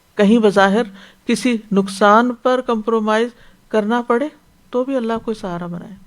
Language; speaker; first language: Urdu; native; Urdu